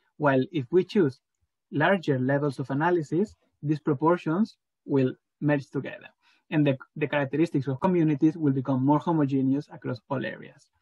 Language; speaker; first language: English; non-native, fluent; Spanish